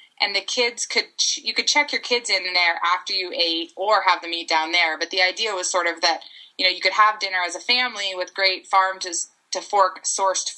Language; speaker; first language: English; native; English